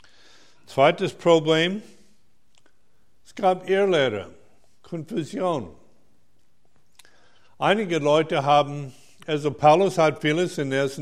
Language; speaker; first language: German; non-native, fluent; English